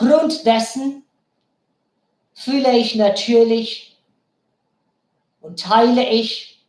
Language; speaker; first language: German; non-native, fluent; Bangla